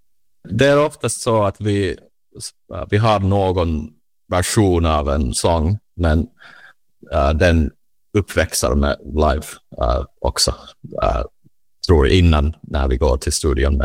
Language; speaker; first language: Swedish; non-native, learner; Finnish